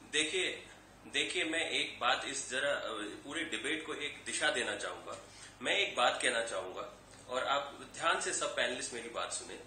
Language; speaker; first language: Hindi; native; Hindi